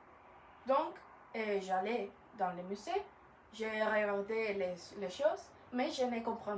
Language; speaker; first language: French; non-native, learner; Spanish